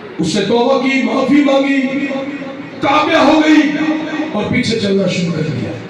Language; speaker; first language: Urdu; non-native, local second language; Punjabi